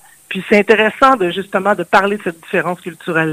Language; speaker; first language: French; native; French